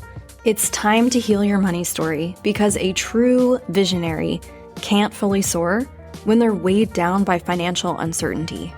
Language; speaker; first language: English; native; English